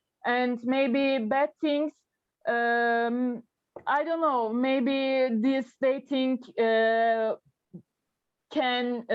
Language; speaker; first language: English; non-native, learner; Turkish